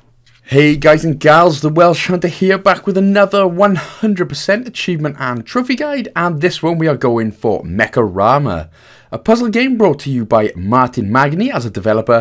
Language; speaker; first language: English; native; English